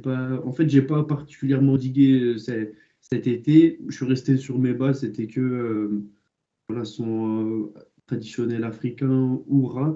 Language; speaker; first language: French; native; French